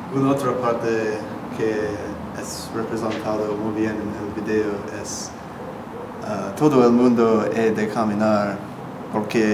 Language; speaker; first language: Spanish; non-native, learner; English